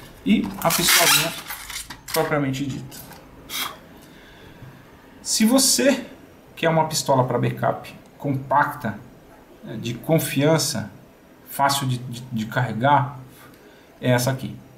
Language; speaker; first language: Portuguese; native; Portuguese